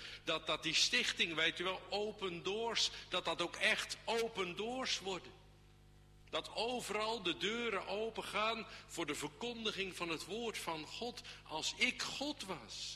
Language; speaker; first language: Dutch; native; Dutch